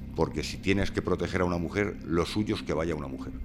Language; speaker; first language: Spanish; native; Spanish